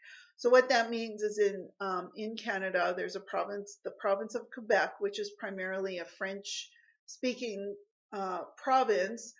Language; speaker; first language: English; native; English